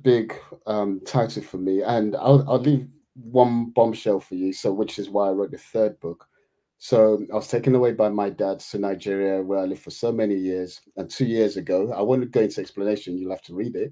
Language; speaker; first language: English; native; English